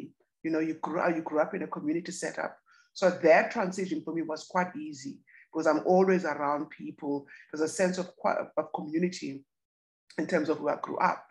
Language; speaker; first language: English; non-native, local second language; Xhosa